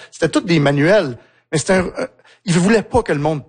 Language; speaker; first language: French; native; French